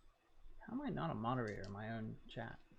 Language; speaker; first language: English; native; English